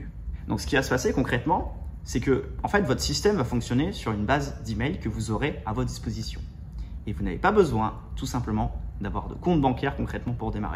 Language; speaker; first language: French; native; French